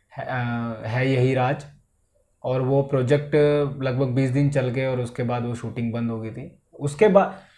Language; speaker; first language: Hindi; native; Hindi